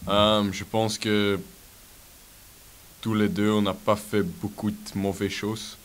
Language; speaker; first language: French; non-native, local second language; Dutch